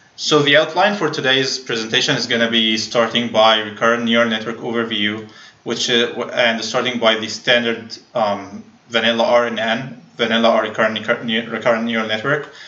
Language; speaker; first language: English; non-native, fluent; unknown